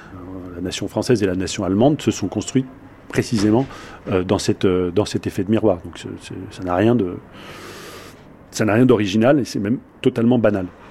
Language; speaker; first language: French; native; French